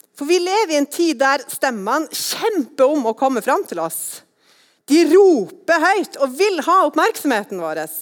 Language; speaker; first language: Norwegian; native; Norwegian